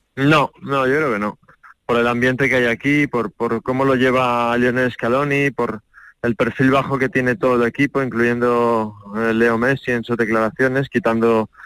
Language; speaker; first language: Spanish; non-native, fluent; French